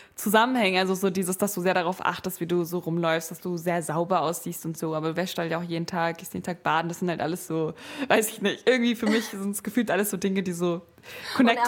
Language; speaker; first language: German; native; German